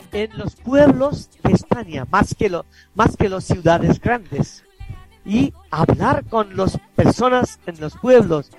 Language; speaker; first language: Spanish; non-native, fluent; Bangla